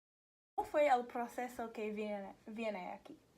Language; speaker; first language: Spanish; non-native, learner; English